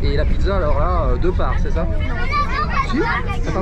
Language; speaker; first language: French; native; French